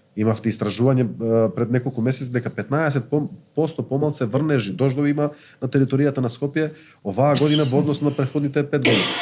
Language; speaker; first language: Macedonian; non-native, local second language; Bosnian